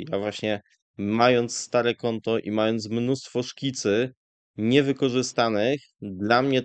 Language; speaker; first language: Polish; native; Polish